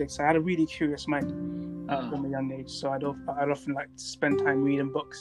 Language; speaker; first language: English; non-native, local second language; Tswana